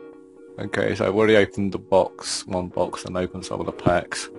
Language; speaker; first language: English; native; English